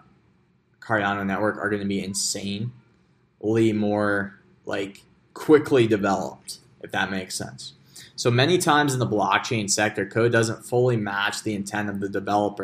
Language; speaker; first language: English; native; English